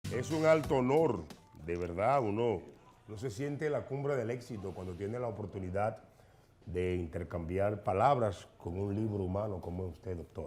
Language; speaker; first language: Spanish; native; Spanish